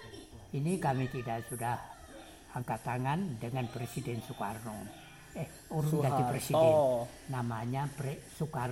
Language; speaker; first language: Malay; non-native, local second language; Javanese